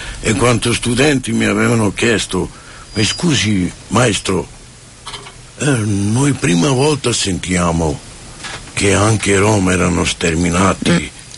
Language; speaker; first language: Italian; non-native, fluent; Romany